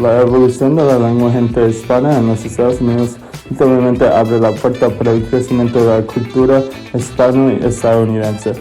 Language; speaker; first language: Spanish; non-native, learner; English